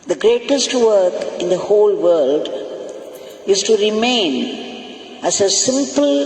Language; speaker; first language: English; non-native, local second language; Tamil